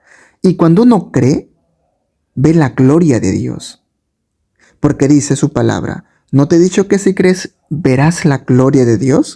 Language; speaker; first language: Spanish; native; Spanish